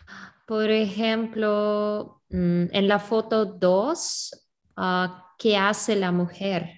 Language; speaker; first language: Spanish; non-native, learner; English